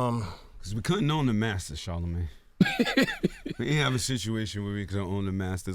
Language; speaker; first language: English; native; English